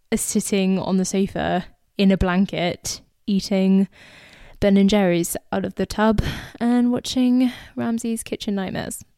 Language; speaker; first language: English; native; English